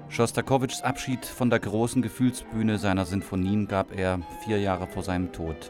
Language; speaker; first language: German; native; German